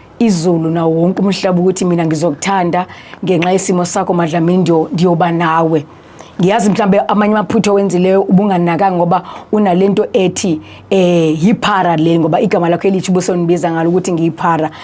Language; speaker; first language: Zulu; non-native, local second language; Xhosa